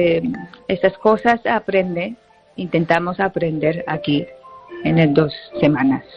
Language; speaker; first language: Spanish; non-native, fluent; Japanese